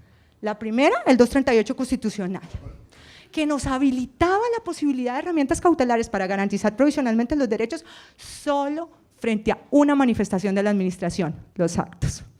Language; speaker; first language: Spanish; native; Spanish